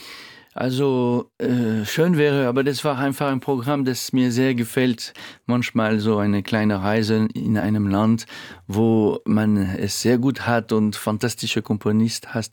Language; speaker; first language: German; non-native, fluent; French